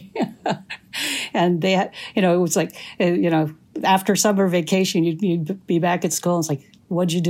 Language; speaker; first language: English; native; English